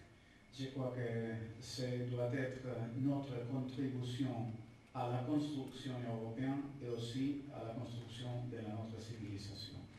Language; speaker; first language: French; non-native, fluent; Catalan